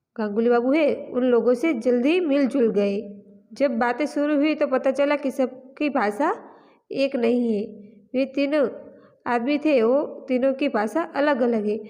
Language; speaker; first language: Hindi; non-native, local second language; Gujarati